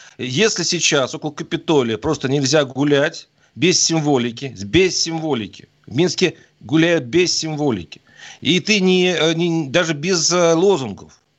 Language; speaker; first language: Russian; native; Russian